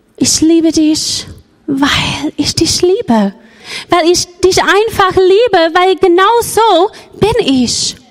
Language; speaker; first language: German; non-native, fluent; English